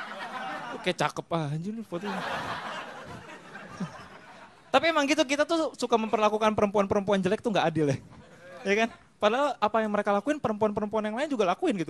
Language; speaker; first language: Indonesian; native; Indonesian